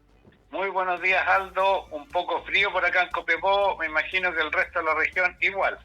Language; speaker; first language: Spanish; native; Spanish